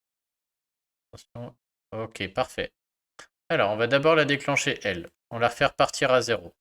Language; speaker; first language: French; native; French